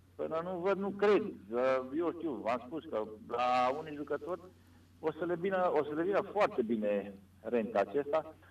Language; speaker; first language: Romanian; non-native, local second language; Serbian